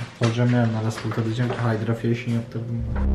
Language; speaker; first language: Turkish; native; Turkish